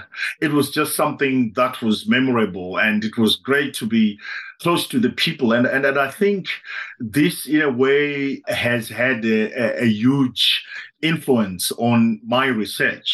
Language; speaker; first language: English; non-native, local second language; Shona